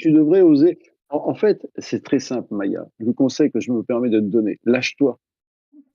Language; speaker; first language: French; native; French